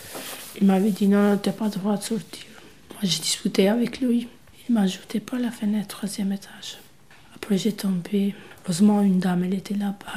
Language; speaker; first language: French; non-native, learner; Albanian